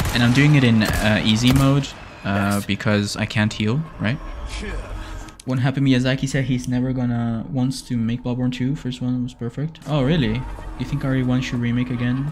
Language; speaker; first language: English; non-native, fluent; Spanish